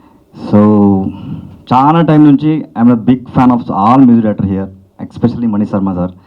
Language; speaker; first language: Telugu; non-native, learner; Kannada